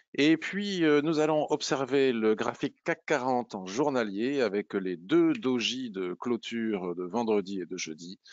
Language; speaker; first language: French; native; French